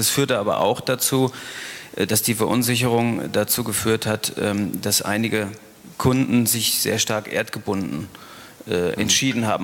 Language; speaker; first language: German; native; German